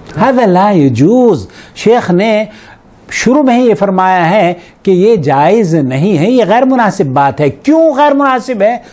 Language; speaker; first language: Urdu; native; Urdu